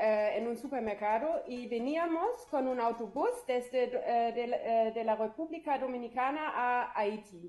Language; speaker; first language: Spanish; non-native, learner; German